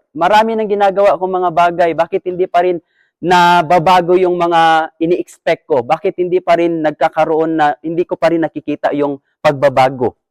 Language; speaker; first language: Filipino; native; Filipino